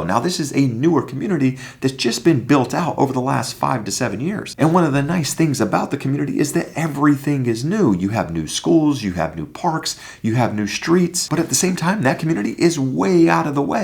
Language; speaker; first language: English; native; English